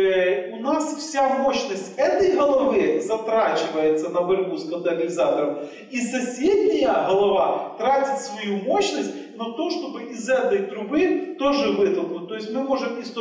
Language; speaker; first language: Russian; native; Russian